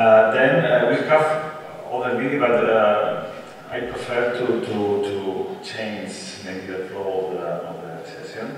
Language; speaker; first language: English; non-native, fluent; Spanish